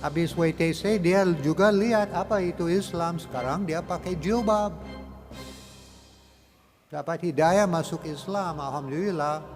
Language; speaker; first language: Indonesian; non-native, learner; English